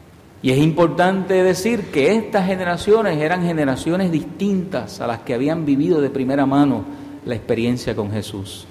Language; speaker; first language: Spanish; native; Spanish